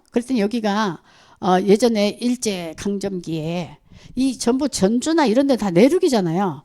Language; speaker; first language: Korean; native; Korean